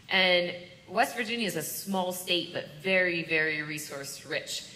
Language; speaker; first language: English; native; English